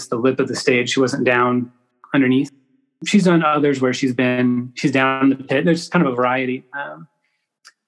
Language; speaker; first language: English; native; English